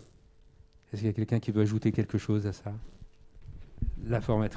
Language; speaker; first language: French; native; French